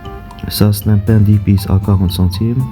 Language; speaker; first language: French; non-native, local second language; Arabic